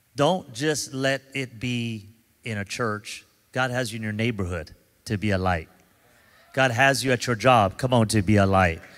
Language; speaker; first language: English; native; English